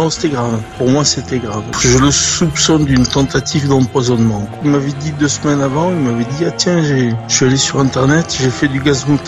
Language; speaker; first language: French; native; French